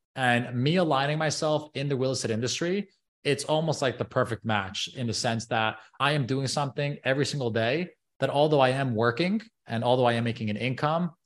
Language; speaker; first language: English; native; English